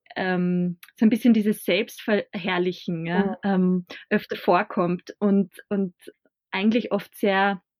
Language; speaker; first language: German; native; German